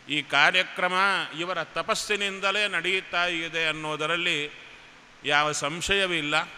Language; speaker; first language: Kannada; native; Kannada